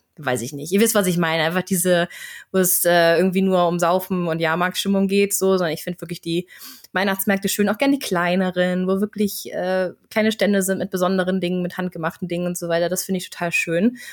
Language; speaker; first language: German; native; German